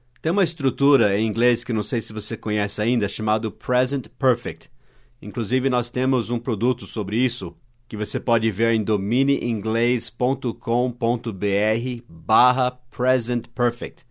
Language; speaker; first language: Portuguese; non-native, fluent; English